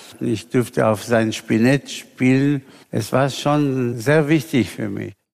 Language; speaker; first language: German; non-native, fluent; Spanish